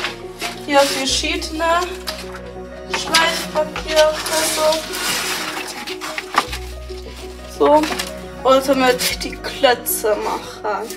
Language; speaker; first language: German; non-native, learner; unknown